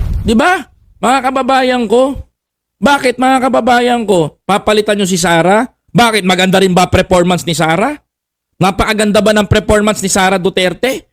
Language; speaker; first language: Filipino; native; Filipino